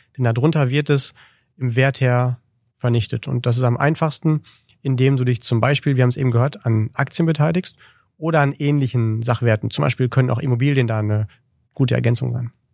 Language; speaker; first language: German; native; German